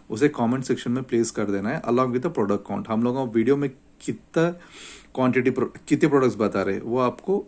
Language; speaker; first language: Hindi; non-native, local second language; Telugu